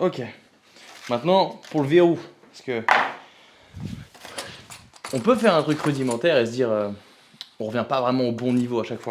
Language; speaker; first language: French; native; French